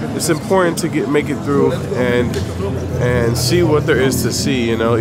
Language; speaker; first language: English; native; English